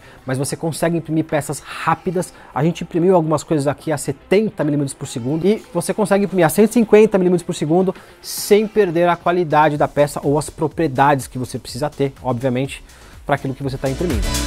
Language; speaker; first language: Portuguese; native; Portuguese